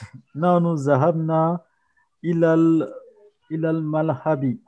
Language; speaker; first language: Arabic; non-native, learner; French